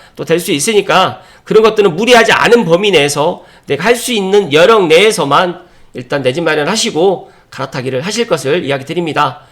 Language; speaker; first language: Korean; native; Korean